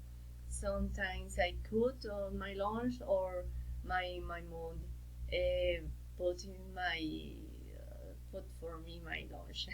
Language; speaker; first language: English; non-native, learner; Spanish